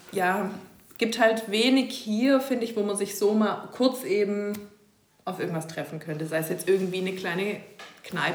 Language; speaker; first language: German; native; German